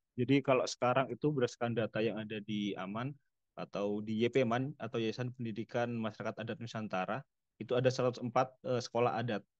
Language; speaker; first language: Indonesian; non-native, local second language; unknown